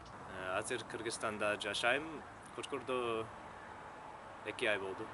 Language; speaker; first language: Kyrgyz; non-native, learner; English